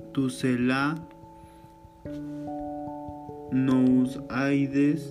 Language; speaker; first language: French; non-native, learner; Spanish